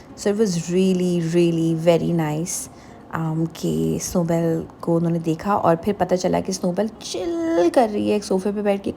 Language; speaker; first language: Urdu; native; Urdu